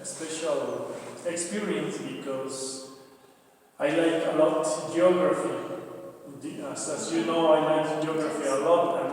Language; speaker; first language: English; non-native, learner; Spanish